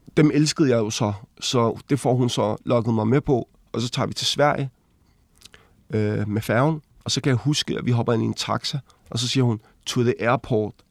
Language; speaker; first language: Danish; early bilingual, other home language; Arabic